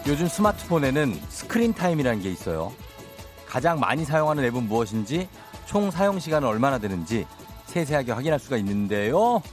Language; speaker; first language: Korean; native; Korean